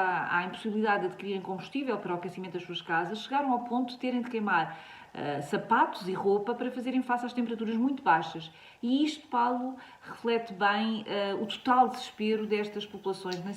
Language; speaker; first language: Portuguese; native; Portuguese